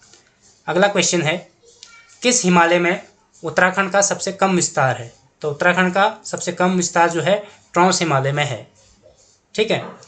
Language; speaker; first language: Hindi; native; Hindi